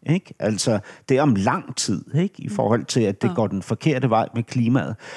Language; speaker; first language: Danish; native; Danish